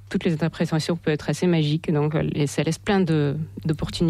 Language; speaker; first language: French; non-native, fluent; Russian